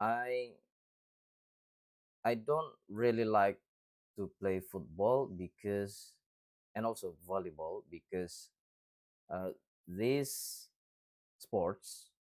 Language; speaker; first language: English; non-native, fluent; Indonesian